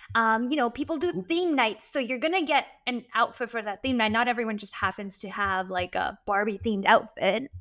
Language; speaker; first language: English; early bilingual, other home language; Arabic